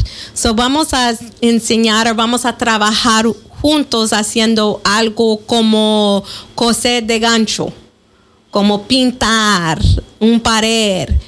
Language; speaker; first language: Spanish; non-native, fluent; English